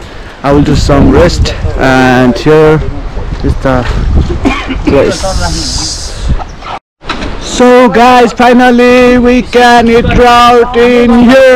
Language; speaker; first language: English; non-native, learner; Nepali